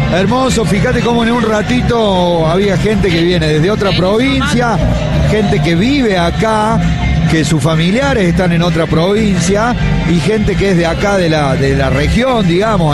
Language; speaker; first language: Spanish; native; Spanish